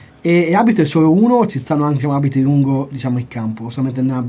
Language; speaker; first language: Italian; native; Italian